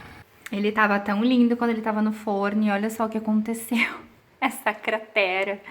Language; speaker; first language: Portuguese; native; Portuguese